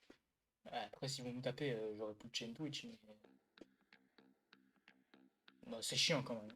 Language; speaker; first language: French; native; French